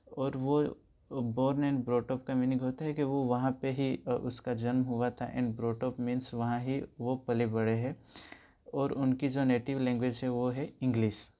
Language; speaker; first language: Hindi; native; Hindi